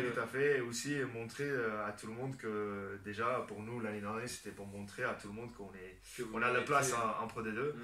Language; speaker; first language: French; non-native, fluent; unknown